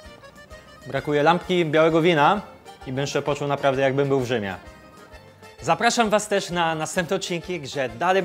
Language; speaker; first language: Polish; non-native, fluent; Italian